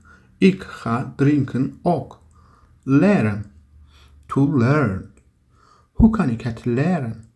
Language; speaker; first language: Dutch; non-native, learner; Turkish